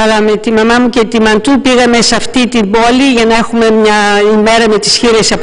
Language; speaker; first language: Greek; native; Greek